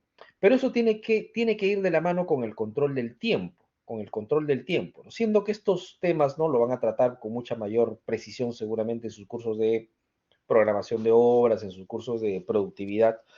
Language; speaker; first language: Spanish; native; Spanish